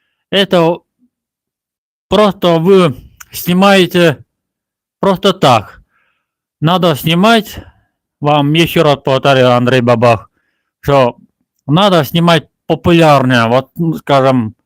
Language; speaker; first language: Russian; non-native, local second language; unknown